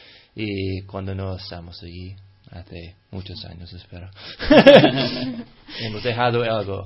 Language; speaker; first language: Spanish; non-native, fluent; English